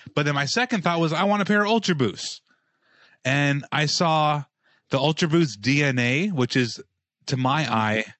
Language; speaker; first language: English; native; English